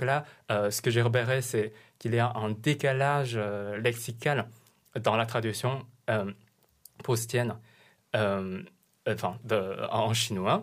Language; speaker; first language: French; non-native, fluent; Chinese